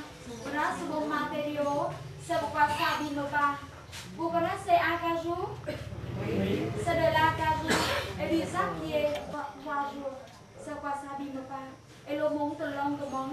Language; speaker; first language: French; non-native, learner; Vietnamese